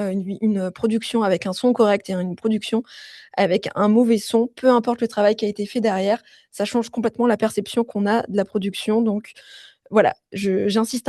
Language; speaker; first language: French; native; French